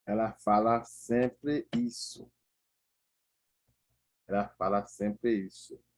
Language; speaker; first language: Portuguese; non-native, learner; Haitian Creole